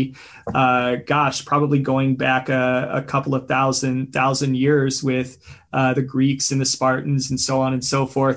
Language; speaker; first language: English; native; English